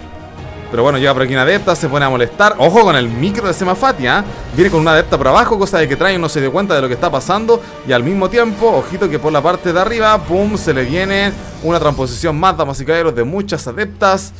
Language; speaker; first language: Spanish; native; Spanish